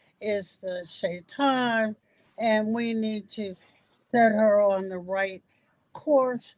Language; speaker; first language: English; native; English